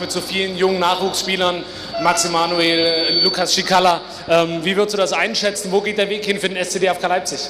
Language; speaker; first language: German; native; German